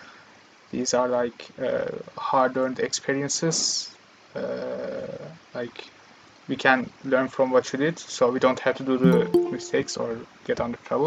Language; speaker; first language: English; non-native, fluent; Turkish